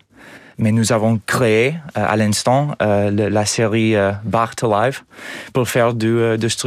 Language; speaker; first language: French; non-native, learner; English